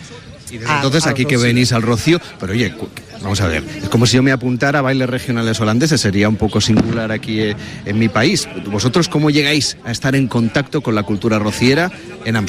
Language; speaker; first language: Spanish; native; Spanish